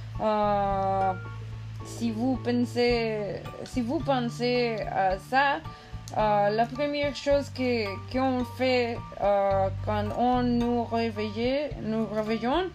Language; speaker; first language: French; non-native, learner; Spanish